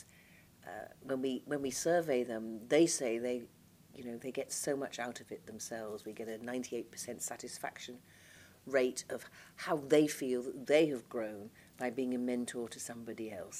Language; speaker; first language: English; native; English